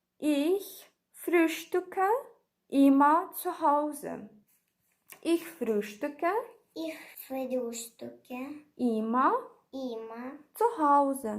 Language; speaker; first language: German; non-native, fluent; Ukrainian